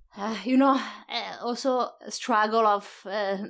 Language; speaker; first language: English; non-native, fluent; Italian